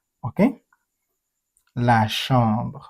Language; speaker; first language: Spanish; non-native, fluent; French